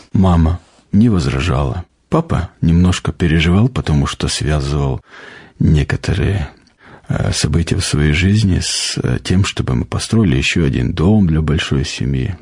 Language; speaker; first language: Russian; native; Russian